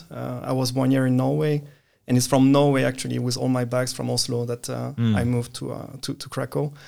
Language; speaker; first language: English; non-native, fluent; French